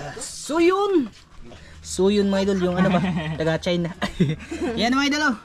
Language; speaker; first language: Filipino; non-native, local second language; Cebuano